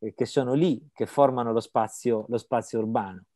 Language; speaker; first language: Italian; native; Italian